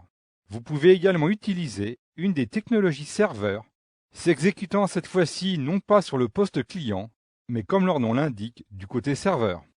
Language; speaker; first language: French; native; French